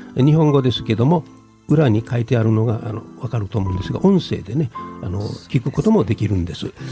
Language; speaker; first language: Japanese; native; Japanese